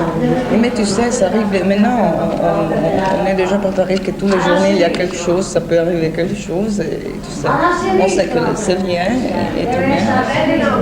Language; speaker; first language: French; non-native, learner; Italian